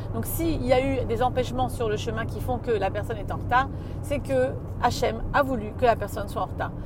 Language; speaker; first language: French; native; French